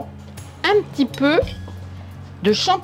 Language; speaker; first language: French; native; French